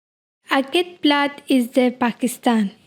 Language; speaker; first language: Catalan; non-native, learner; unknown